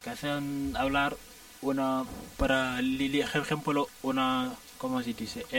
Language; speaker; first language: Spanish; non-native, learner; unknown